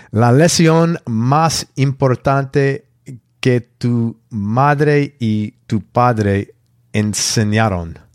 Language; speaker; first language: Spanish; non-native, learner; English